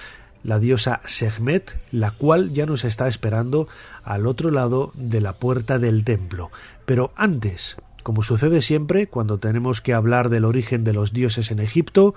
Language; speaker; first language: Spanish; native; Spanish